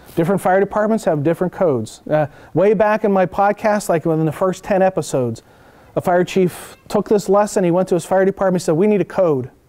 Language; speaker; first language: English; native; English